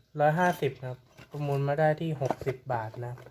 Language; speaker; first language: Thai; native; Thai